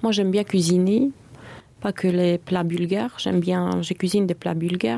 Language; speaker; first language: French; non-native, fluent; Bulgarian